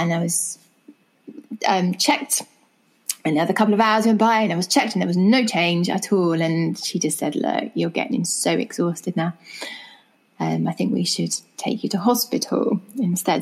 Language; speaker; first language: English; native; English